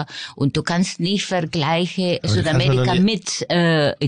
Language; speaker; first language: German; non-native, fluent; Spanish